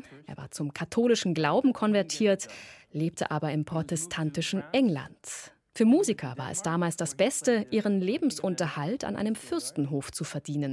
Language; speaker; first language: German; native; German